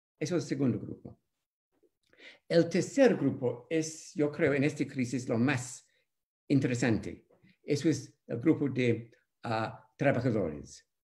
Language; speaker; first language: Spanish; non-native, fluent; English